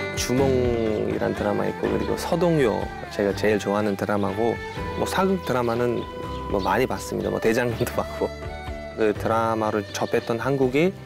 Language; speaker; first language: Korean; non-native, fluent; Uzbek